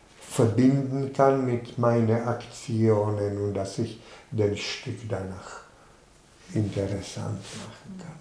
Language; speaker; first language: German; non-native, learner; Czech